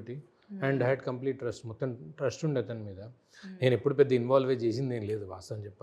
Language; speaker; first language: Telugu; native; Telugu